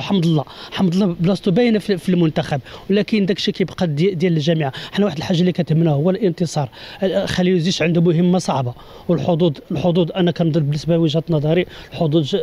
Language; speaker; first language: Arabic; native; Arabic